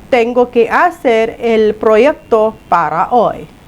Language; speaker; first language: Spanish; non-native, fluent; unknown